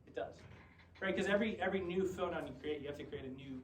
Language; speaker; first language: English; native; English